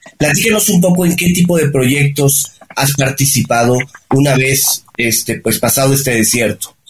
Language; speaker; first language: Spanish; native; Spanish